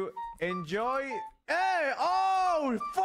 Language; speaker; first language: English; non-native, learner; Spanish